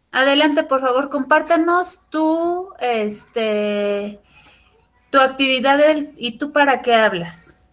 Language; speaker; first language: Spanish; native; Spanish